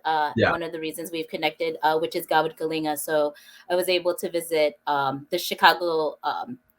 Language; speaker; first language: English; native; English